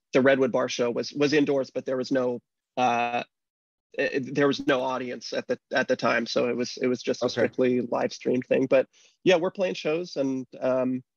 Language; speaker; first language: English; native; English